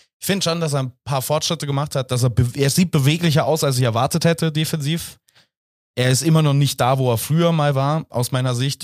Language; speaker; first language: German; native; German